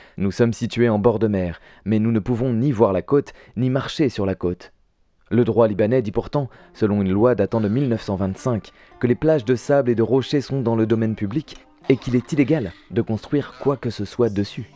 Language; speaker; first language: French; native; French